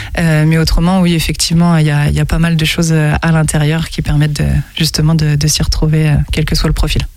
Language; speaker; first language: French; native; French